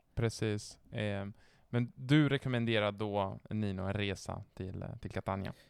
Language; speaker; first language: Swedish; non-native, fluent; Italian